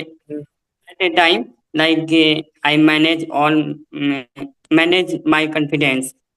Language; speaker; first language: English; non-native, learner; Hindi